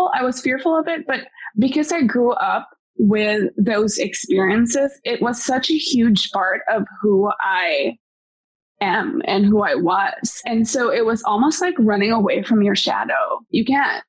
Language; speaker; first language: English; non-native, local second language; Hiligaynon